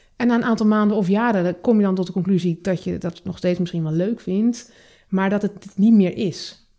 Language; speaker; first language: Dutch; native; Dutch